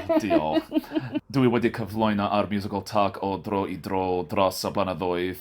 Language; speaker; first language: Welsh; non-native, learner; English